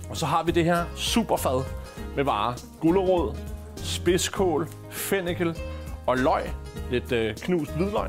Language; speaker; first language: Danish; native; Danish